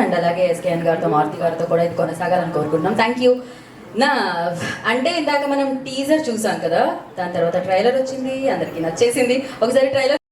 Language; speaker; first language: Telugu; native; Telugu